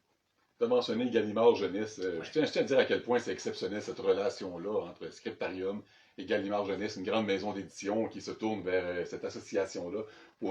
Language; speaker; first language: French; native; French